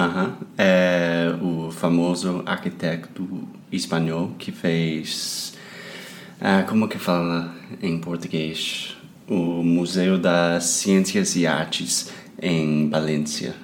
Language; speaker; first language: Portuguese; non-native, fluent; English